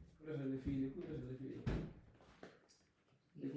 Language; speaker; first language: Italian; non-native, learner; Punjabi